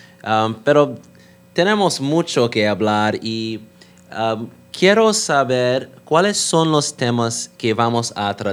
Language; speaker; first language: Spanish; non-native, learner; English